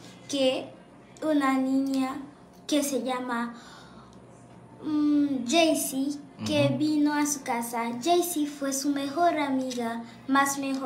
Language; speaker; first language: Spanish; non-native, learner; Haitian Creole